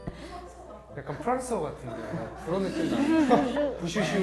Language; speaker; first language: Korean; native; Korean